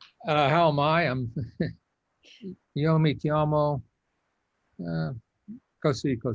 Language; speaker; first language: Italian; non-native, learner; English